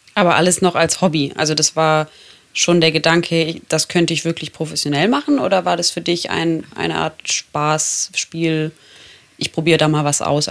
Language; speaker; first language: German; native; German